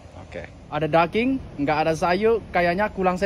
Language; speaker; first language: Indonesian; non-native, fluent; Chinese